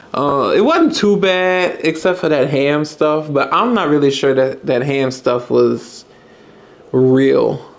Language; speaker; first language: English; native; English